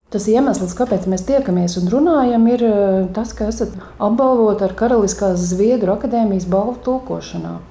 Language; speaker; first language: Latvian; native; Latvian